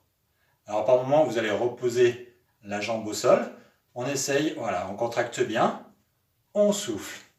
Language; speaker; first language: French; native; French